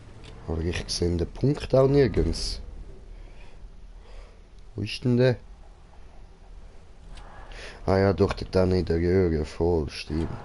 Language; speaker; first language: German; native; German